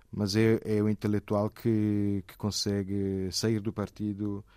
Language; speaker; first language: Portuguese; non-native, fluent; Italian